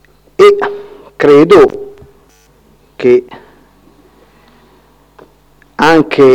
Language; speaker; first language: Italian; native; Italian